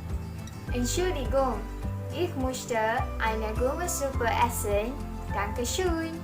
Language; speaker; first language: German; non-native, learner; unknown